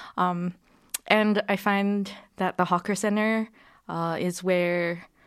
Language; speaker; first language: English; native; English